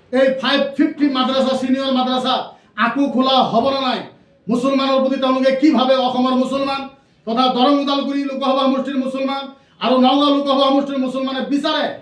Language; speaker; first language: Assamese; non-native, local second language; Bangla